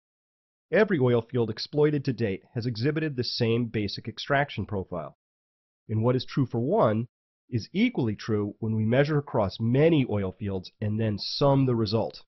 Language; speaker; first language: English; native; English